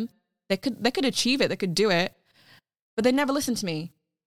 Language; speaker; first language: English; non-native, local second language; Cantonese